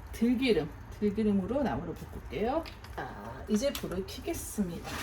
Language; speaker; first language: Korean; native; Korean